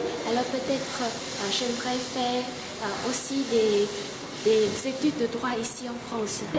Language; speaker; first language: French; non-native, fluent; Vietnamese